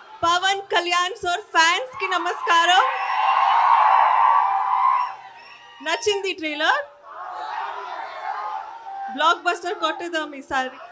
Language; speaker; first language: Telugu; non-native, learner; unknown